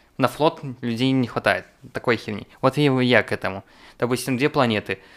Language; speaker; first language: Russian; native; Russian